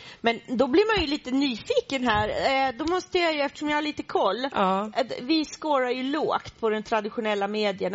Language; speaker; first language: Swedish; native; Swedish